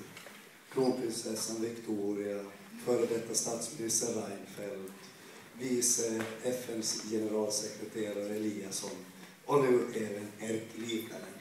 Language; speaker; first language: Swedish; native; Swedish